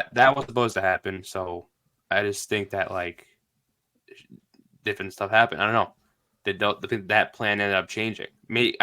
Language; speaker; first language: English; native; English